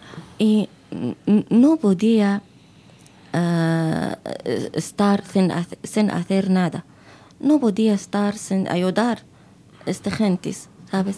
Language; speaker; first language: Spanish; non-native, fluent; Arabic